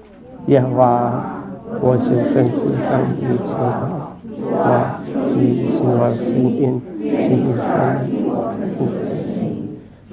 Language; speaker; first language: Chinese; non-native, fluent; English